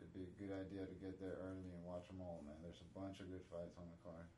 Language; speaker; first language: English; non-native, fluent; Spanish